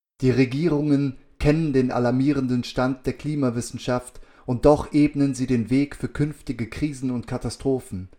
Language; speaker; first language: German; native; German